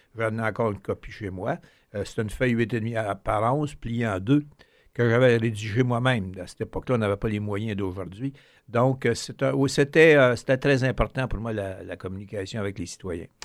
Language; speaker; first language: French; native; French